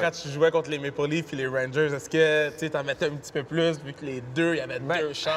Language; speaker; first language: French; native; French